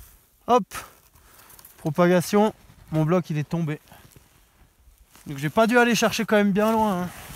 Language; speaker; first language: French; native; French